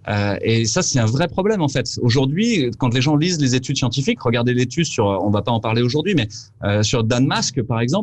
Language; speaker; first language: French; native; French